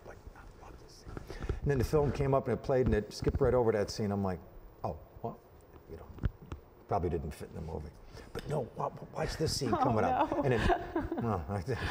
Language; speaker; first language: English; native; English